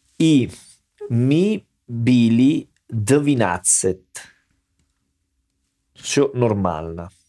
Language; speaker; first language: Russian; non-native, learner; Italian